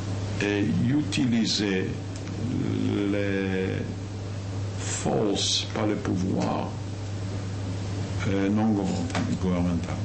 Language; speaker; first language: French; non-native, fluent; Yiddish